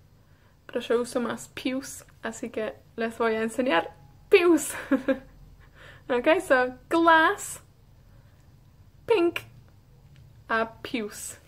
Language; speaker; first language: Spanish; non-native, fluent; Welsh